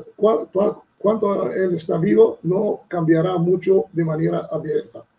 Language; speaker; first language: Spanish; non-native, fluent; Italian